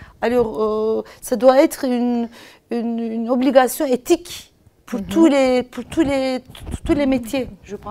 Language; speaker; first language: French; non-native, fluent; Turkish